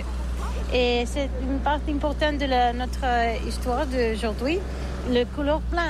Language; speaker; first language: French; non-native, learner; Catalan